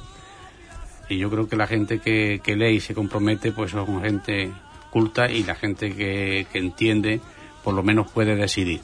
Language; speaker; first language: Spanish; native; Spanish